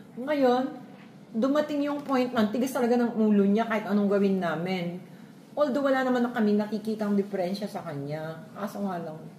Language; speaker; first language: Filipino; non-native, local second language; Iloko